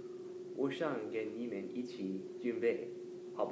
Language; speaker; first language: Chinese; non-native, learner; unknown